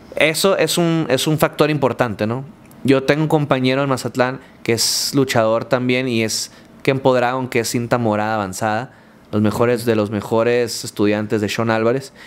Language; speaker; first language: Spanish; native; Spanish